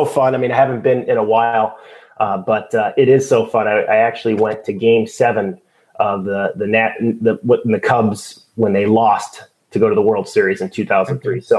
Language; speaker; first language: English; native; English